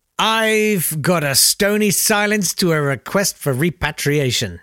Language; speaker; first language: English; native; English